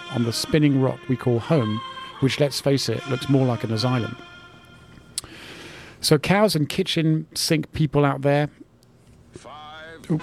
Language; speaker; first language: English; non-native, local second language; French